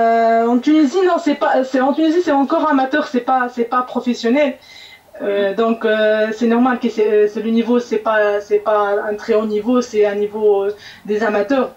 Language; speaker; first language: French; non-native, local second language; Arabic